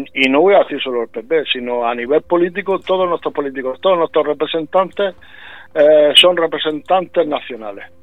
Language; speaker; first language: Spanish; native; Spanish